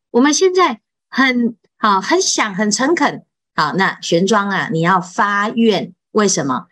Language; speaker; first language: Chinese; native; Chinese